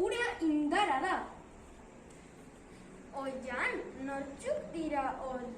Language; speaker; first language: Basque; non-native, learner; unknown